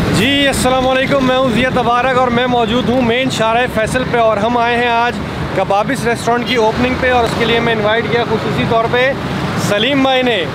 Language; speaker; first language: Urdu; native; Urdu